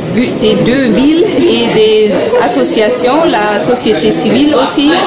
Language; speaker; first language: French; non-native, fluent; German